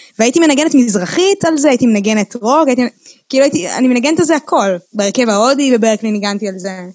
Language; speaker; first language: Hebrew; native; Hebrew